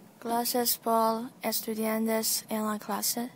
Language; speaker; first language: Spanish; non-native, learner; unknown